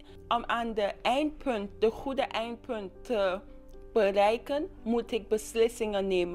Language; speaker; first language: Dutch; non-native, local second language; English